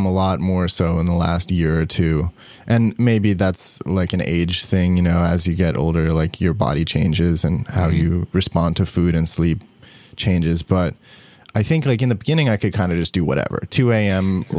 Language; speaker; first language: English; native; English